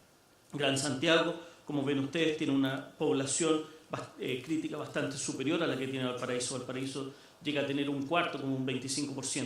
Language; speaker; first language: Spanish; native; Spanish